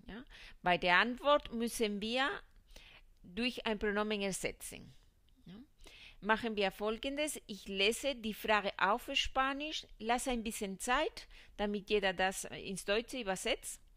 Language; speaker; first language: German; non-native, fluent; Spanish